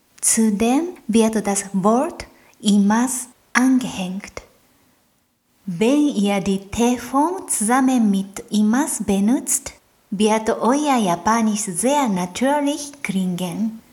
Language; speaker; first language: German; non-native, fluent; Japanese